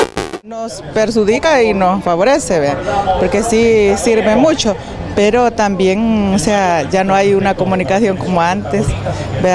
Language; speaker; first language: Spanish; native; Spanish